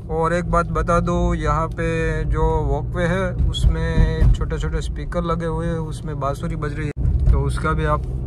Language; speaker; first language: Hindi; non-native, local second language; Gujarati